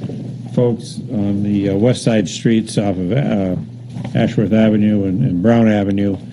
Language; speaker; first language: English; native; English